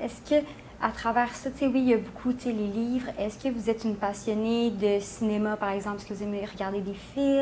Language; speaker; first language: French; native; French